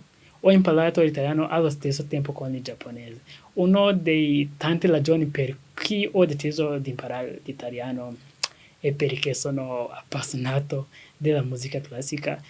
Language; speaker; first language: Italian; non-native, learner; Kinyarwanda